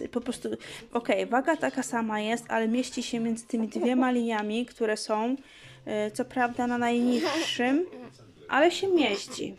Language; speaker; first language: Polish; native; Polish